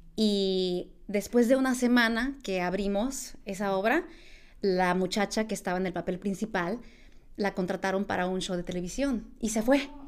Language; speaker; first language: Spanish; early bilingual, heritage; Spanish